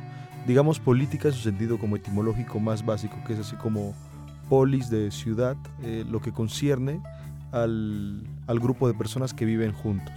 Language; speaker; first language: Spanish; native; Spanish